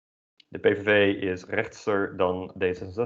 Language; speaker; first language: Dutch; native; Dutch